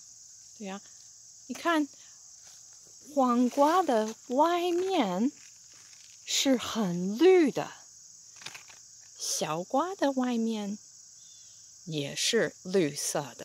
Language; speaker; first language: Chinese; non-native, fluent; English